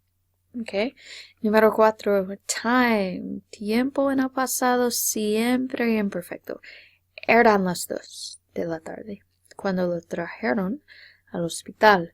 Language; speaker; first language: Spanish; non-native, fluent; English